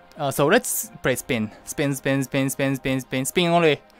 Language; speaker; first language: English; non-native, learner; Japanese